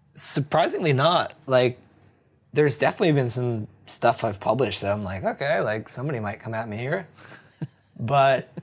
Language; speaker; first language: English; native; English